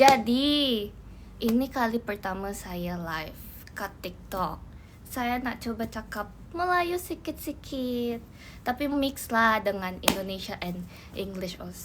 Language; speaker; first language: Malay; non-native, learner; Indonesian